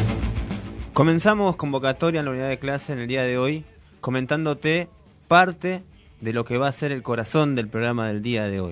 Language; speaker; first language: Spanish; native; Spanish